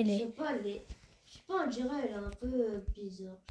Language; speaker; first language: French; native; French